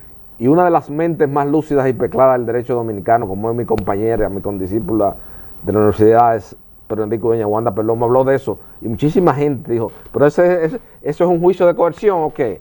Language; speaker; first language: Spanish; native; Spanish